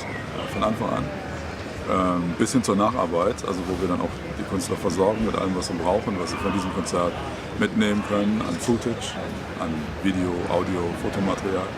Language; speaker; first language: German; native; German